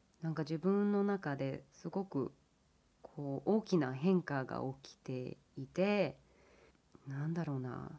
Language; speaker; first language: Japanese; early bilingual, heritage; English